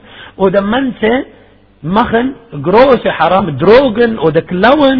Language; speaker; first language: German; non-native, fluent; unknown